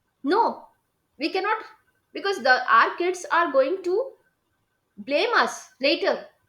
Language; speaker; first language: English; non-native, local second language; Hindi